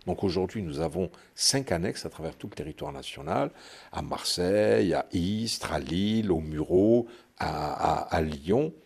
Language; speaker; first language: French; non-native, local second language; Arabic